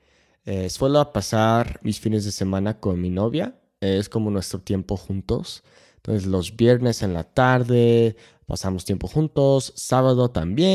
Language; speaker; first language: Spanish; non-native, fluent; English